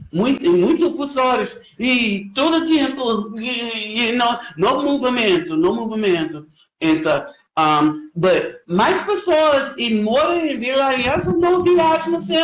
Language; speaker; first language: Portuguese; non-native, learner; English